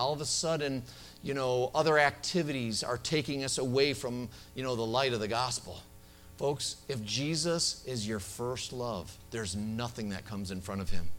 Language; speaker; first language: English; native; English